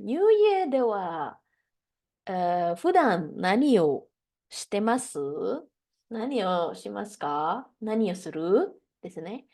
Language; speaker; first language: Japanese; non-native, fluent; Indonesian